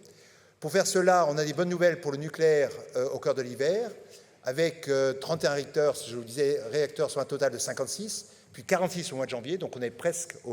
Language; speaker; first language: French; native; French